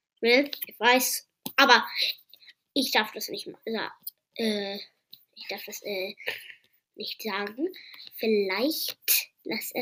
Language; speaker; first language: German; non-native, learner; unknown